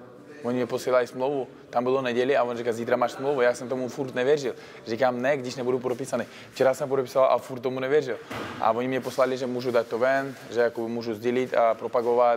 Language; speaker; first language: Czech; non-native, fluent; Uzbek